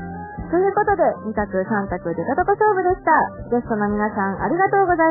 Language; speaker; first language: Japanese; native; Japanese